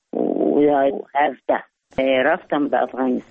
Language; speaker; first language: Persian; non-native, learner; Arabic